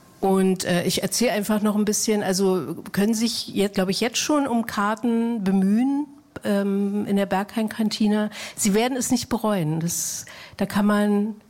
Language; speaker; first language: German; native; German